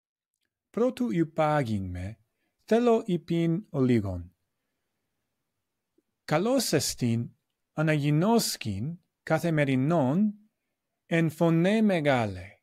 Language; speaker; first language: Greek; non-native, fluent; English